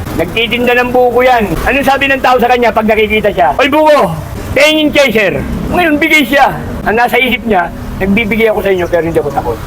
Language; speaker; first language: Filipino; native; Filipino